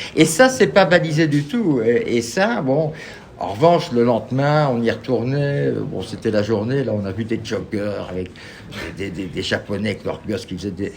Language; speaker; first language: French; native; French